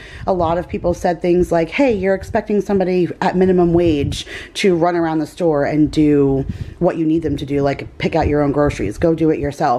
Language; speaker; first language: English; native; English